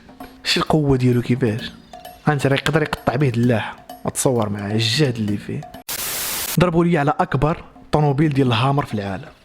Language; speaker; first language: Arabic; native; Arabic